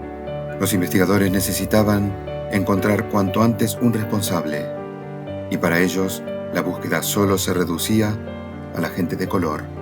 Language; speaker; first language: Spanish; native; Spanish